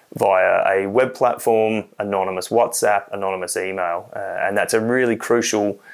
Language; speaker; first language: English; native; English